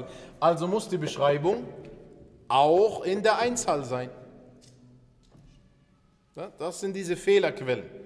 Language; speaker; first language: German; early bilingual, other home language; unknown